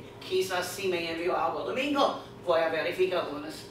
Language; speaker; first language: Spanish; non-native, fluent; English